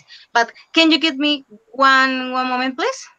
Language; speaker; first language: English; non-native, fluent; Spanish